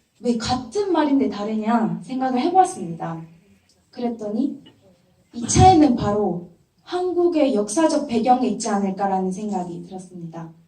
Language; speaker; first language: Korean; non-native, fluent; Japanese